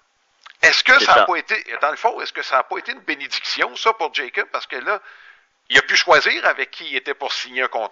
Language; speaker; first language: French; native; French